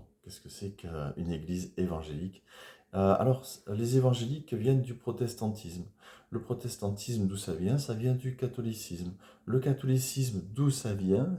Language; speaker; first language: French; native; French